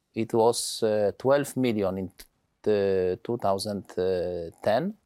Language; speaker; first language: English; non-native, learner; Polish